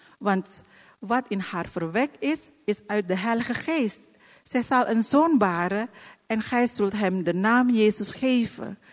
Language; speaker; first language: Dutch; non-native, fluent; Indonesian